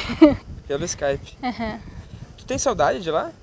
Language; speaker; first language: Portuguese; native; Portuguese